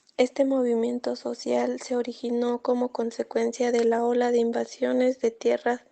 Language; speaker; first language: Spanish; native; Spanish